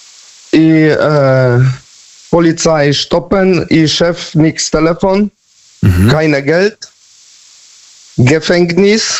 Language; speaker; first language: German; non-native, learner; Polish